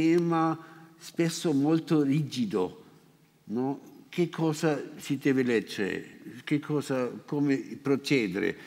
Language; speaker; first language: Italian; non-native, fluent; German